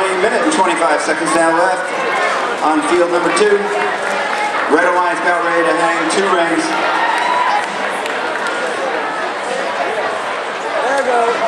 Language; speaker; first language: English; native; English